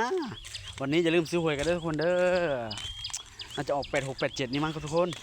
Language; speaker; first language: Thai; non-native, local second language; Northeastern Thai